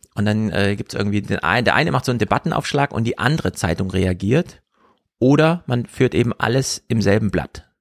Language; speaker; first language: German; native; German